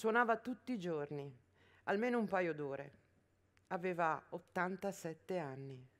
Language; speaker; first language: Italian; native; Italian